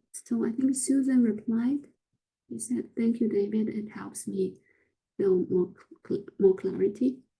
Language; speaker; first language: English; non-native, fluent; Chinese